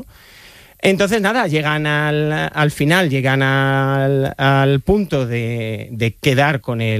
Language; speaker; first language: Spanish; native; Spanish